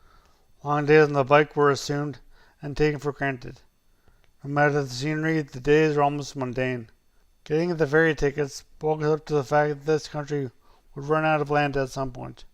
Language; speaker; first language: English; native; English